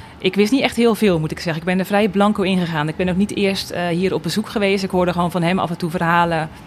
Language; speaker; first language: Dutch; native; Dutch